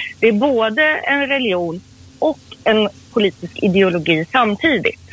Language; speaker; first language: Swedish; early bilingual, other home language; Persian